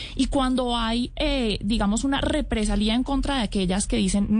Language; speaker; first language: Spanish; native; Spanish